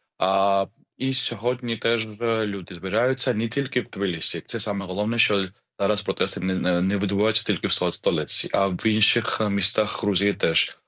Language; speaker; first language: Ukrainian; non-native, fluent; Georgian